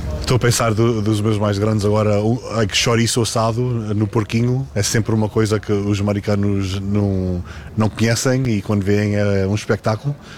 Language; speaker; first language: Portuguese; early bilingual, heritage; Portuguese